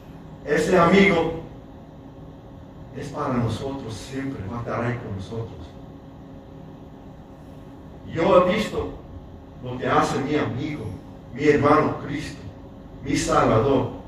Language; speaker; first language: Spanish; early bilingual, heritage; English